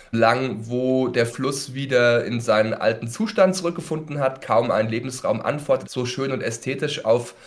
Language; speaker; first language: German; native; German